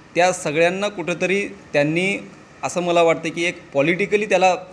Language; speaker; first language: Marathi; native; Marathi